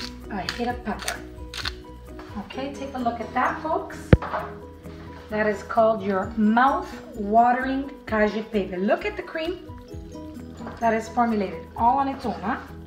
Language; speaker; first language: English; native; English